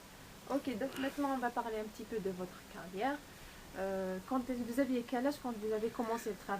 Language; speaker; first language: French; non-native, local second language; Arabic